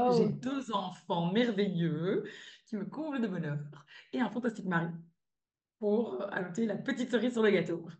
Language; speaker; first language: French; native; French